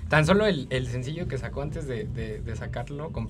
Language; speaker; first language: Spanish; native; Spanish